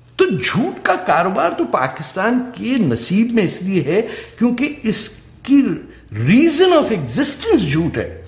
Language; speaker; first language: Urdu; non-native, local second language; Punjabi